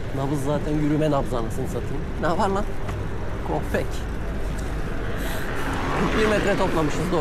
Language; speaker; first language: Turkish; native; Turkish